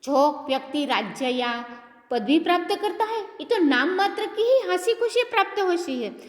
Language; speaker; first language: Hindi; non-native, local second language; Gujarati